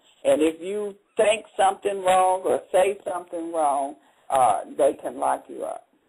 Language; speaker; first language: English; native; English